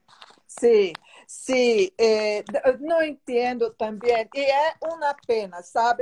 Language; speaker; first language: Spanish; non-native, learner; Portuguese